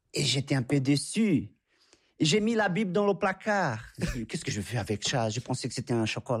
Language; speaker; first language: French; non-native, fluent; Portuguese